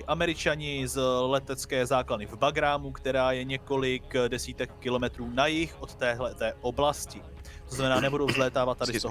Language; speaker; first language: Czech; native; Czech